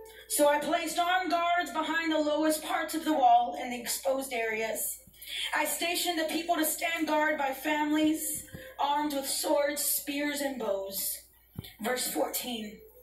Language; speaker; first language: English; early bilingual, other home language; Spanish